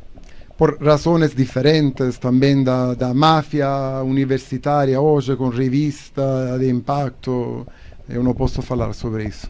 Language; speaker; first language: Portuguese; non-native, learner; Italian